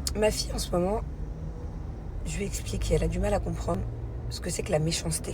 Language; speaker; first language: French; native; French